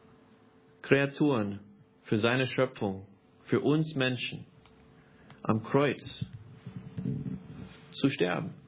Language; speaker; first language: German; non-native, fluent; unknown